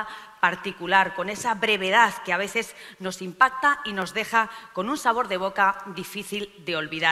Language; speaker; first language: Spanish; native; Spanish